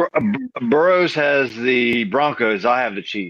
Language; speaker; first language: English; native; English